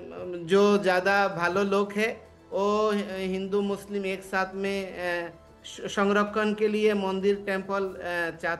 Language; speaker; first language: Hindi; non-native, learner; Bangla